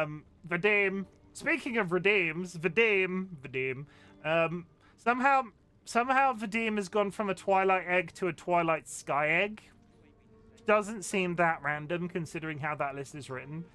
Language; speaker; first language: English; native; English